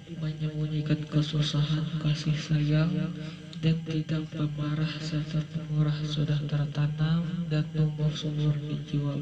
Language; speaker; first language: Indonesian; native; Indonesian